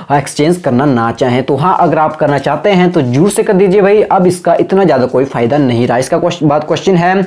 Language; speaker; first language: Hindi; native; Hindi